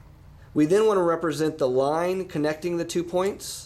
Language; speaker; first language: English; native; English